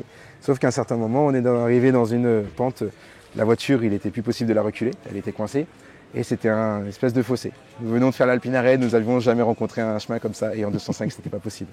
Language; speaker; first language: French; native; French